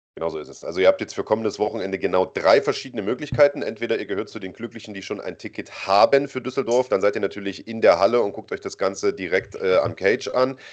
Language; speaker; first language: German; native; German